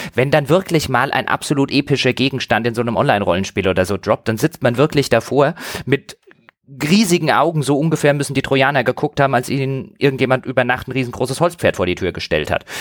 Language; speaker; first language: German; native; German